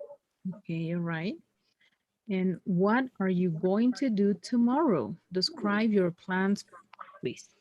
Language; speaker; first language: English; non-native, fluent; Spanish